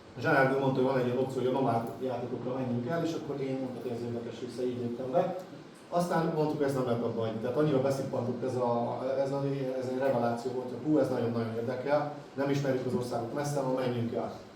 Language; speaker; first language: Hungarian; native; Hungarian